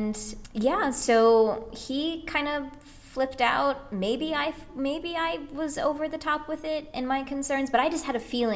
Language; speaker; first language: English; native; English